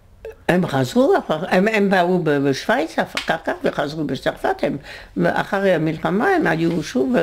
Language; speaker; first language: Hebrew; non-native, fluent; French